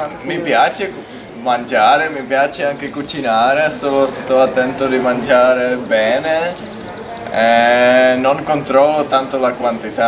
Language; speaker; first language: Italian; non-native, fluent; Czech